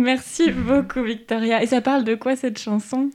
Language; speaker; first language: French; native; French